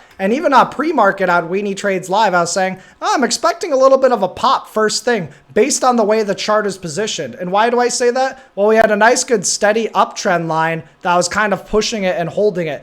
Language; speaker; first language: English; native; English